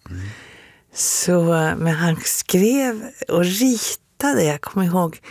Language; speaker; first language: Swedish; native; Swedish